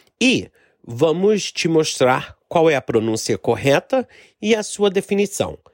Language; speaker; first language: Portuguese; non-native, fluent; English